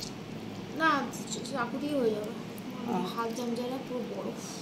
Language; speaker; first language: Hindi; non-native, local second language; Bangla